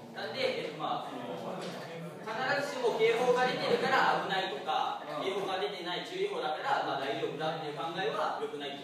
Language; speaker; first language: Japanese; native; Japanese